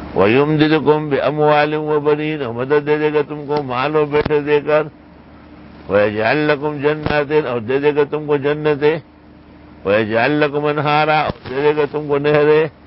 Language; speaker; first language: Urdu; non-native, local second language; Pashto